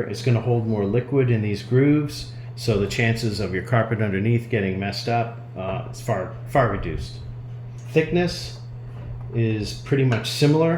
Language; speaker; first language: English; native; English